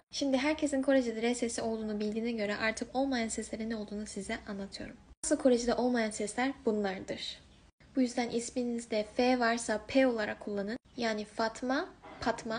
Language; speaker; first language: Turkish; non-native, fluent; Korean